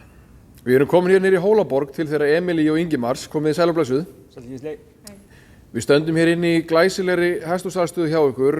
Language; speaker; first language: Icelandic; native; Icelandic